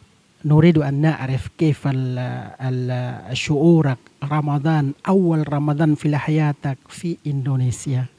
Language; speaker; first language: Arabic; non-native, learner; Indonesian